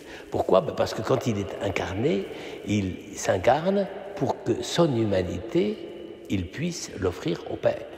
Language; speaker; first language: French; native; French